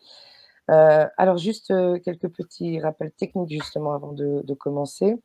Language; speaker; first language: French; native; French